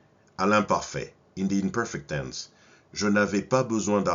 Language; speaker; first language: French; non-native, fluent; English